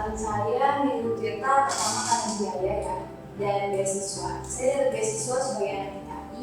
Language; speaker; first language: Indonesian; early bilingual, heritage; Indonesian